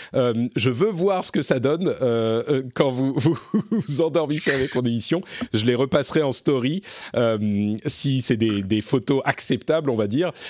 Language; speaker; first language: French; native; French